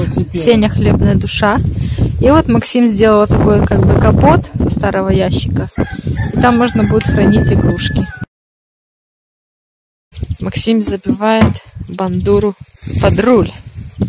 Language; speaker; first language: Russian; native; Russian